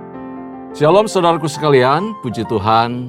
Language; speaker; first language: Indonesian; native; Indonesian